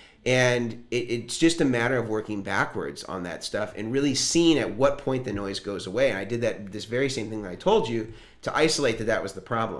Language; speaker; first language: English; native; English